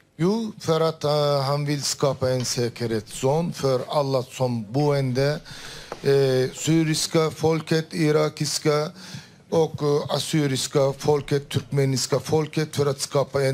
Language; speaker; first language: Swedish; non-native, learner; Turkish